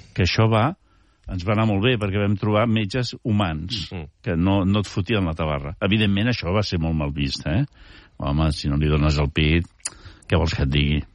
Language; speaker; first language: Catalan; early bilingual, heritage; Catalan